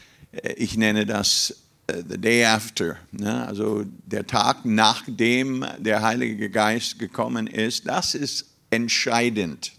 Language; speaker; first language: German; non-native, fluent; English